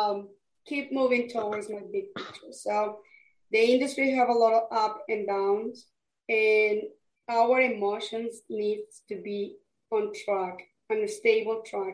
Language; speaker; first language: English; non-native, fluent; Spanish